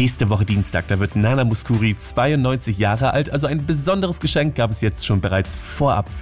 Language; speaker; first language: German; native; German